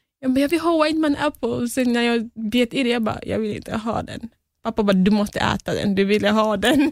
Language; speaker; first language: Swedish; early bilingual, other home language; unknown